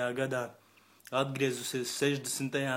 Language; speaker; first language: Latvian; native; Latvian